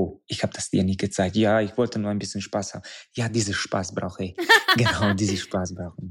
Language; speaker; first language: German; non-native, fluent; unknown